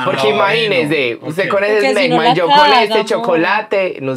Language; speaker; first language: Spanish; native; Spanish